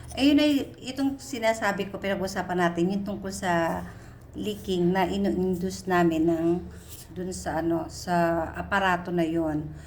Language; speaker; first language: Filipino; native; Filipino